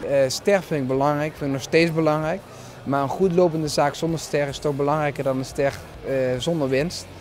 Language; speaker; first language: Dutch; non-native, fluent; Spanish